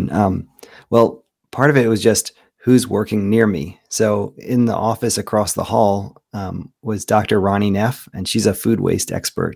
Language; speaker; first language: English; native; English